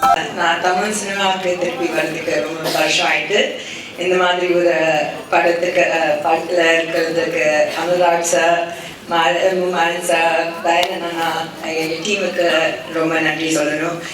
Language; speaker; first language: Tamil; early bilingual, heritage; Tamil